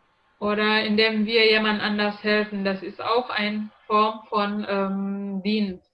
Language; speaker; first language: German; non-native, learner; Indonesian